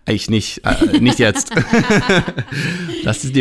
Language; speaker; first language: German; non-native, learner; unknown